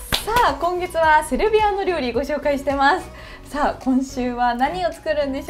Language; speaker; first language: Japanese; native; Japanese